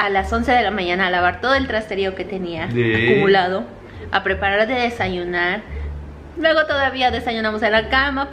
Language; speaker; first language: Spanish; native; Spanish